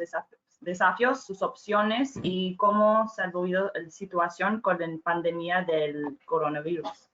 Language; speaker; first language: Spanish; non-native, fluent; English